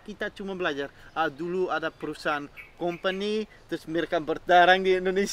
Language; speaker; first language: Indonesian; non-native, fluent; Dutch